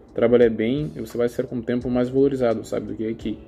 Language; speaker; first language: Portuguese; non-native, learner; Russian